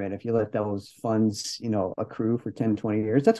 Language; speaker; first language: English; native; English